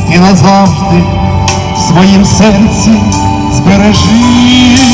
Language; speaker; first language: Ukrainian; native; Ukrainian